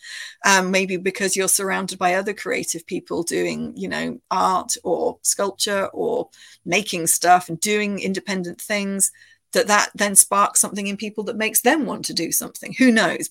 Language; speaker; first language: English; native; English